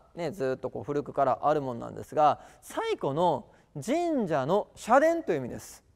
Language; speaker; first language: Japanese; native; Japanese